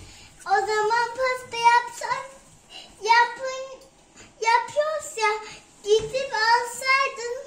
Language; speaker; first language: Turkish; early bilingual, heritage; Turkish